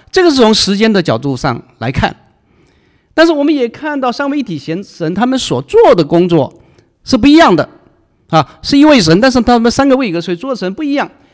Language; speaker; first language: Chinese; non-native, local second language; Cantonese